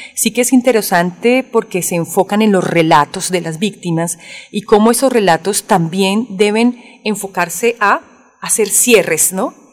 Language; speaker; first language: Spanish; native; Spanish